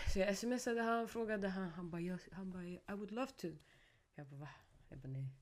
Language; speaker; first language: Swedish; early bilingual, other home language; Somali